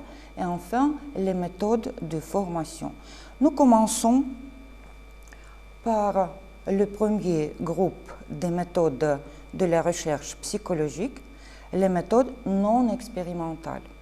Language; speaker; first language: French; non-native, fluent; Russian